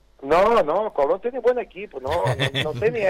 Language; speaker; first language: Spanish; non-native, fluent; Portuguese